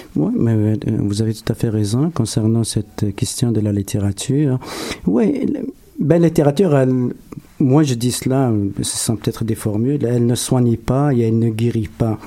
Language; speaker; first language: French; non-native, local second language; Arabic